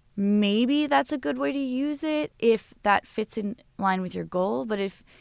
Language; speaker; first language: English; native; English